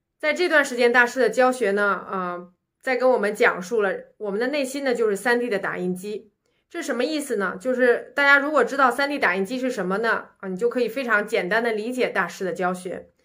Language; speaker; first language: Chinese; native; Chinese